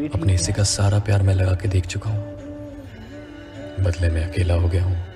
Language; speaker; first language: Hindi; native; Hindi